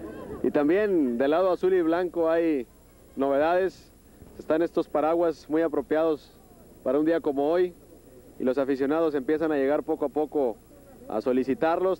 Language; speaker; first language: Spanish; native; Spanish